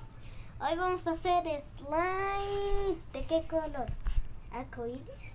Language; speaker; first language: Spanish; native; Spanish